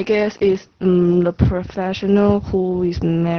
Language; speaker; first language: English; non-native, learner; Chinese